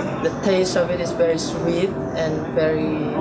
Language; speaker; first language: English; non-native, learner; Indonesian